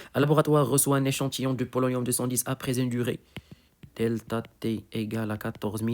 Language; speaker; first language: French; non-native, local second language; Arabic